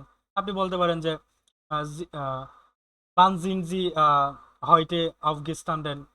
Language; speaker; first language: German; non-native, fluent; Bangla